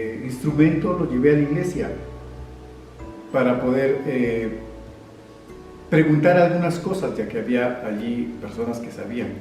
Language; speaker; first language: Spanish; native; Spanish